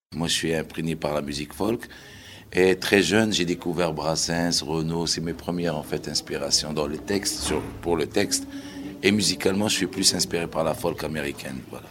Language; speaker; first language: French; non-native, local second language; Arabic